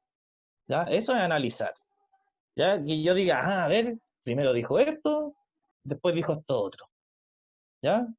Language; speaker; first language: Spanish; native; Spanish